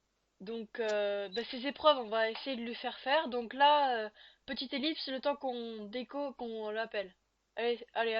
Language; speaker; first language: French; native; French